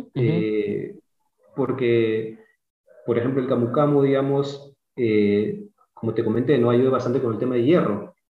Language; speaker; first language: Spanish; early bilingual, other home language; English